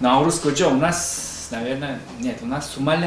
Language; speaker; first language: Russian; non-native, learner; Uzbek